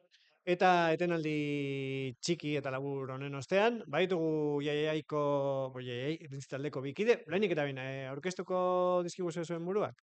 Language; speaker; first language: Basque; native; Basque